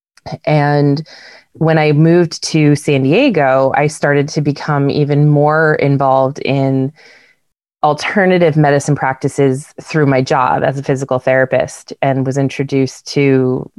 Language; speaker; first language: English; native; English